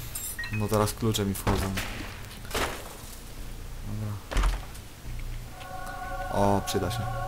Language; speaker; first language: Polish; native; Polish